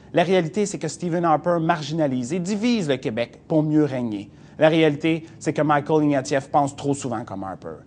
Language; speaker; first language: French; native; French